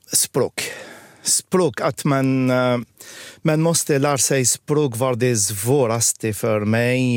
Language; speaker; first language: Swedish; non-native, fluent; Arabic